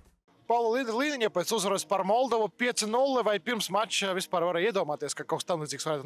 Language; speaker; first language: Latvian; native; Latvian